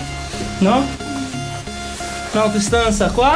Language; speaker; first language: Italian; non-native, fluent; Portuguese